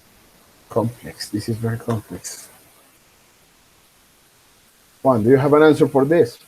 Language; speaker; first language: English; non-native, fluent; Spanish